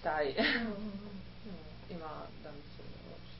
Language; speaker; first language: Japanese; non-native, learner; Italian